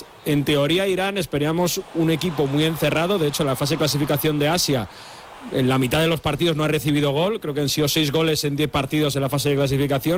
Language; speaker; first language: Spanish; native; Spanish